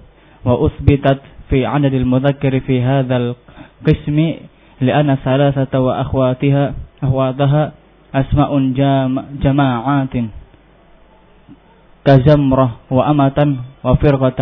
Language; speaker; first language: Arabic; non-native, fluent; Indonesian